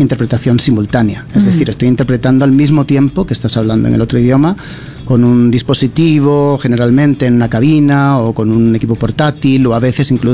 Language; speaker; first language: Spanish; early bilingual, other home language; English